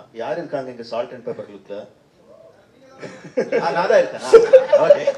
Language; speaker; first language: Tamil; non-native, fluent; Telugu